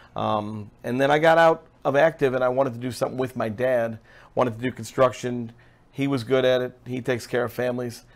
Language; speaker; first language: English; native; English